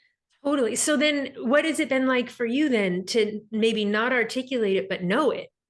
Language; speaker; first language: English; native; English